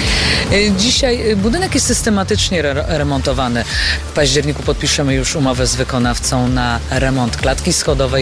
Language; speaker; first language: Polish; native; Polish